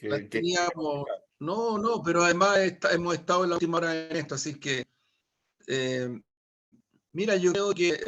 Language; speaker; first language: Spanish; native; Spanish